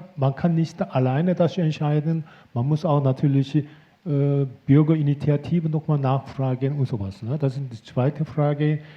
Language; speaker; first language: German; non-native, fluent; Korean